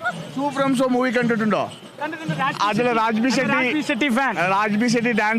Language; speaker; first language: Malayalam; non-native, learner; Kannada